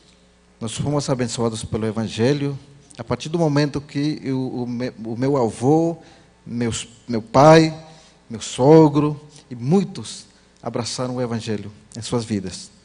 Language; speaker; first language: Portuguese; non-native, local second language; Ticuna